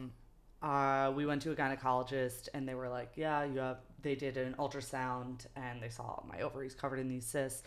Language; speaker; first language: English; native; English